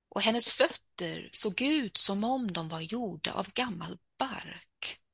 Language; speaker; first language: Swedish; early bilingual, other home language; English